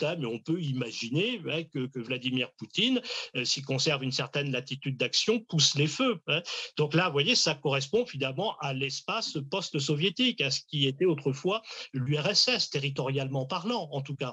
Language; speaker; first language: French; native; French